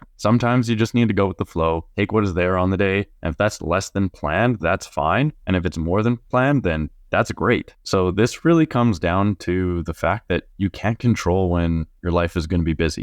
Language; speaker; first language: English; native; English